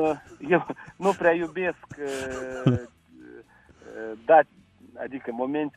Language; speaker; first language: Romanian; non-native, local second language; Russian